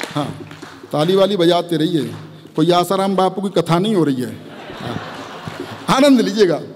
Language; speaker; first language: Hindi; native; Hindi